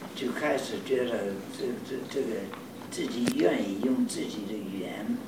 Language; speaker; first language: Chinese; non-native, fluent; English